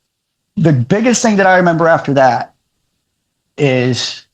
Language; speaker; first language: English; native; English